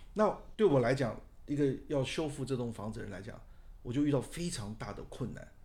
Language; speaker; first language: Chinese; native; Chinese